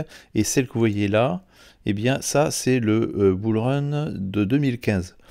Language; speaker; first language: French; native; French